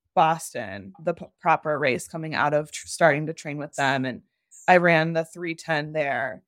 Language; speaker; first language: English; native; English